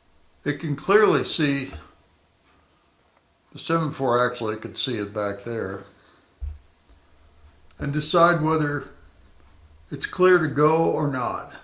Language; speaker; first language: English; native; English